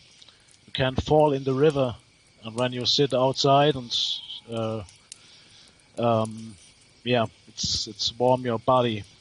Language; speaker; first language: English; non-native, learner; German